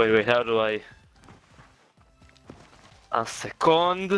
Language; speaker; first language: English; non-native, fluent; Hebrew